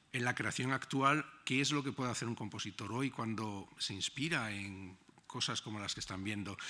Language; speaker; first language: Spanish; native; Spanish